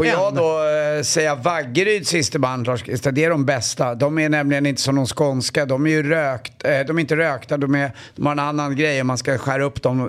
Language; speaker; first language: Swedish; native; Swedish